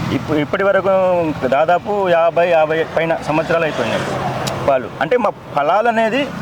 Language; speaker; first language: Telugu; non-native, local second language; Gondi